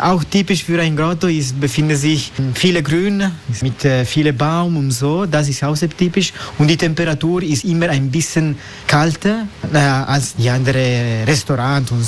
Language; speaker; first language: German; non-native, learner; Italian